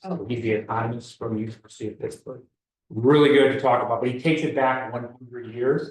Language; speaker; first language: English; native; English